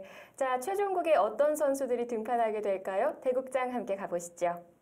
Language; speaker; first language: Korean; native; Korean